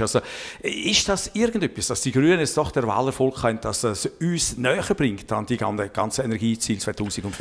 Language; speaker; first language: German; native; German